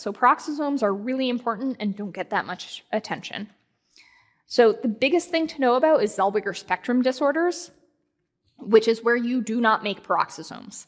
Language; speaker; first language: English; native; English